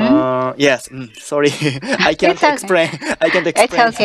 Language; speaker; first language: English; non-native, learner; Japanese